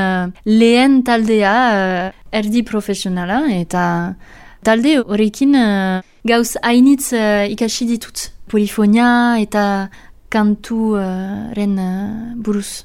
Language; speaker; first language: Basque; non-native, local second language; French